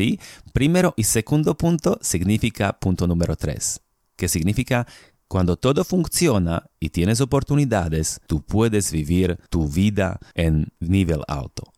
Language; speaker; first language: Spanish; non-native, fluent; Slovak